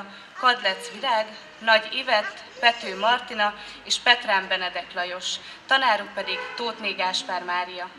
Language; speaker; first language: Hungarian; native; Hungarian